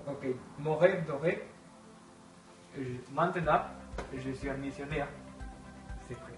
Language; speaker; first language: French; non-native, learner; Spanish